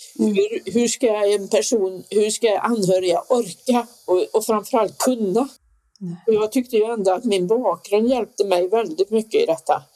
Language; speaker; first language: Swedish; native; Swedish